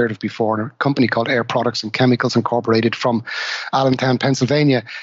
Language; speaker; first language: English; native; English